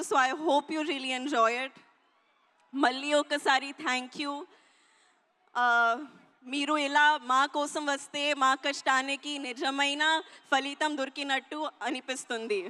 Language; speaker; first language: Telugu; non-native, learner; Hindi